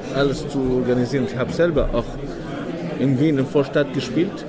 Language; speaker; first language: German; non-native, fluent; Arabic